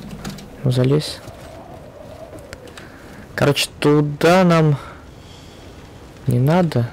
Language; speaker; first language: Russian; native; Russian